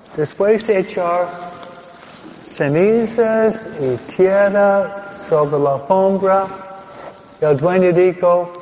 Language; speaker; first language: Spanish; non-native, fluent; English